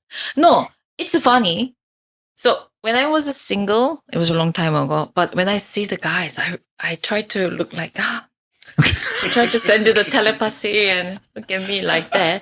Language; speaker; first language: English; non-native, fluent; Korean